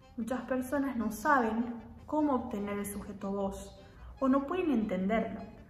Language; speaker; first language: Spanish; native; Spanish